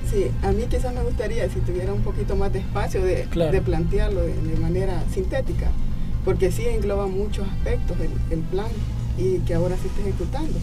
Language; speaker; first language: Spanish; native; Spanish